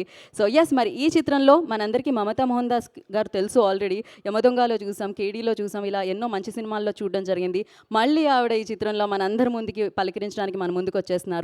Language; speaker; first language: Telugu; native; Telugu